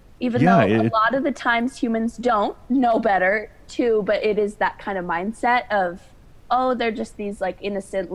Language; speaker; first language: English; native; English